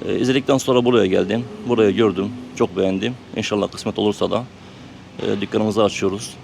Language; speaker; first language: Turkish; native; Turkish